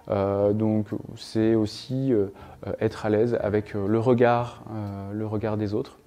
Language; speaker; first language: French; native; French